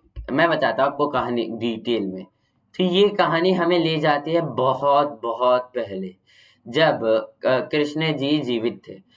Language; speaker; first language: Hindi; non-native, local second language; Kannada